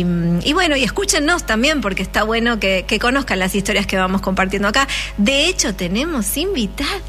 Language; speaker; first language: Spanish; native; Spanish